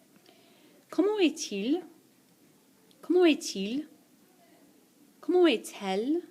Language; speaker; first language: French; non-native, fluent; English